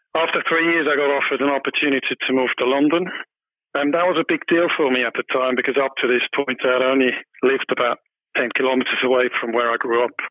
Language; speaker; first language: English; non-native, fluent; German